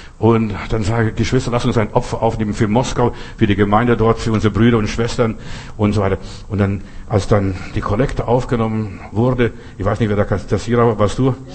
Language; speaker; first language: German; non-native, fluent; Russian